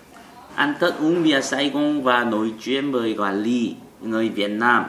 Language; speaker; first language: Vietnamese; non-native, learner; Korean